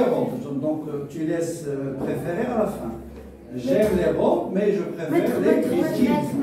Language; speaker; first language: French; non-native, local second language; Arabic